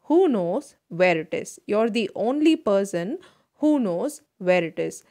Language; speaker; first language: English; non-native, local second language; Tamil